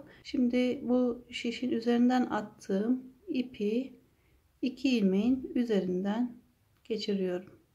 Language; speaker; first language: Turkish; native; Turkish